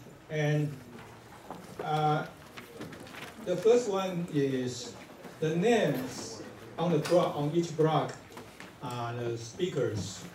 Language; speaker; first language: English; non-native, fluent; Chinese